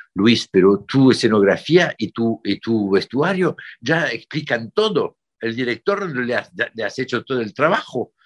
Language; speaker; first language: Spanish; non-native, fluent; French